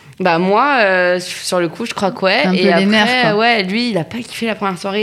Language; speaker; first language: French; native; French